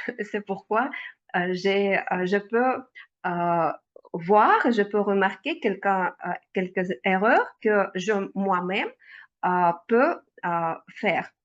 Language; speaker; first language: French; non-native, learner; Russian